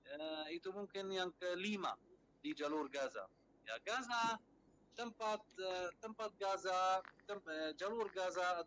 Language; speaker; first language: Indonesian; non-native, fluent; Arabic